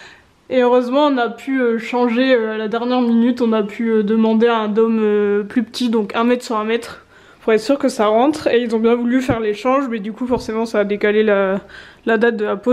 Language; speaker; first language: French; native; French